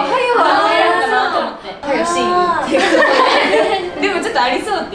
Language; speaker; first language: Japanese; native; Japanese